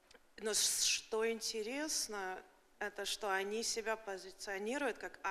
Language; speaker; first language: Russian; early bilingual, heritage; Russian